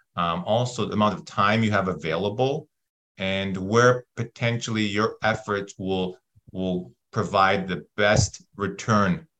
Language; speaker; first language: English; native; English